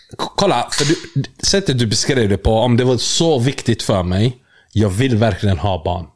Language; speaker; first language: Swedish; early bilingual, other home language; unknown